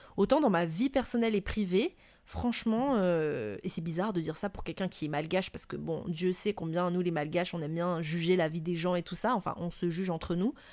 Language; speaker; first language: French; non-native, local second language; Malagasy